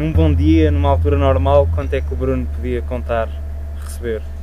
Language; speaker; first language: Portuguese; native; Portuguese